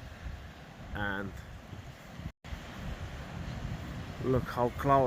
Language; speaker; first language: English; non-native, learner; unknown